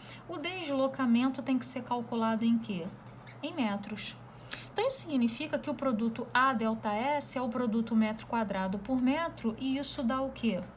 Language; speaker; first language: Portuguese; native; Portuguese